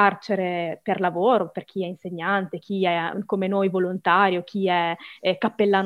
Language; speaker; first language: Italian; native; Italian